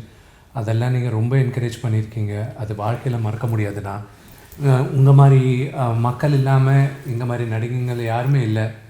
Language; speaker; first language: Tamil; non-native, local second language; Telugu